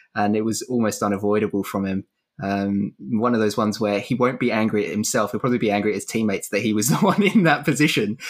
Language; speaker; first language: English; native; English